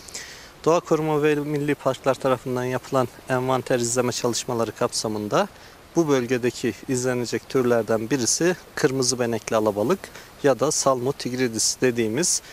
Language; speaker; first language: Turkish; native; Turkish